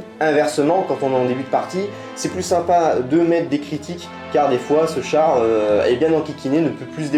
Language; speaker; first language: French; native; French